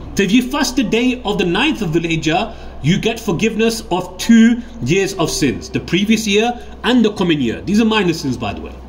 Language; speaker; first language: English; early bilingual, other home language; Urdu